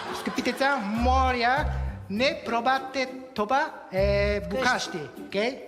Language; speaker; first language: Bulgarian; non-native, learner; Japanese